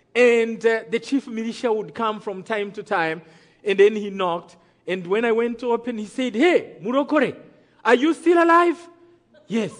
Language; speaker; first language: English; non-native, local second language; Kinyarwanda